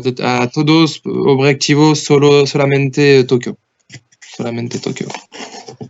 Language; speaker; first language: Spanish; non-native, learner; French